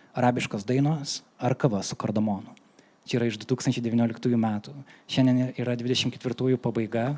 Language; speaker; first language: Lithuanian; native; Lithuanian